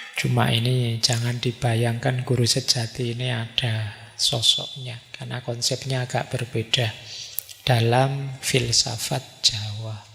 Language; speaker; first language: Indonesian; native; Indonesian